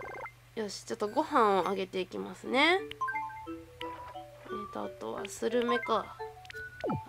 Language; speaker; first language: Japanese; native; Japanese